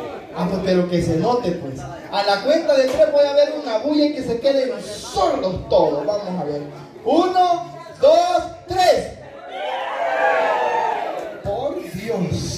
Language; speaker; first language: Spanish; native; Spanish